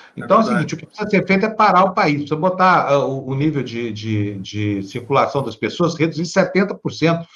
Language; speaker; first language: Portuguese; native; Portuguese